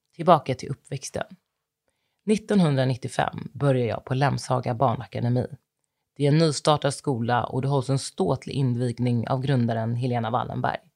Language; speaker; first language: Swedish; native; Swedish